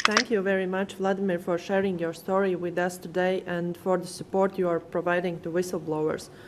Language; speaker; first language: English; non-native, fluent; Latvian